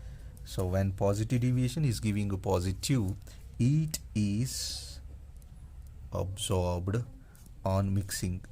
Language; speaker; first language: English; non-native, local second language; Kannada